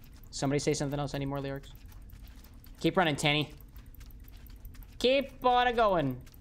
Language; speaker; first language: English; native; English